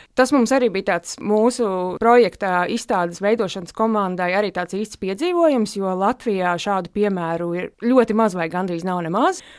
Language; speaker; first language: Latvian; native; Latvian